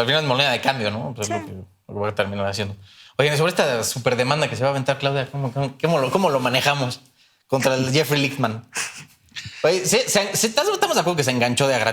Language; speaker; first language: Spanish; native; Spanish